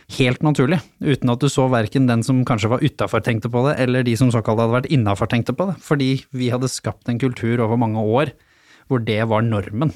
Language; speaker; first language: Norwegian; native; Norwegian